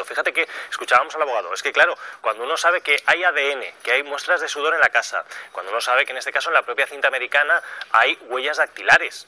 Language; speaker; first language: Spanish; native; Spanish